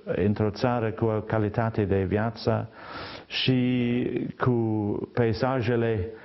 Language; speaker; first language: Romanian; non-native, fluent; English